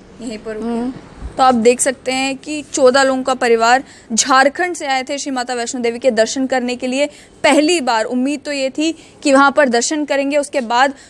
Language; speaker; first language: Hindi; native; Hindi